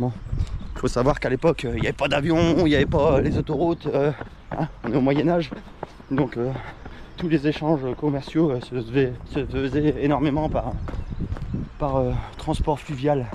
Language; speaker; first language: French; native; French